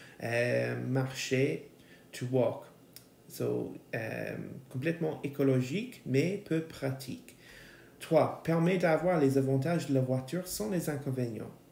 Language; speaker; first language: French; non-native, fluent; English